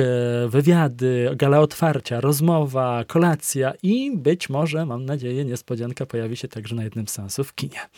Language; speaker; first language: Polish; native; Polish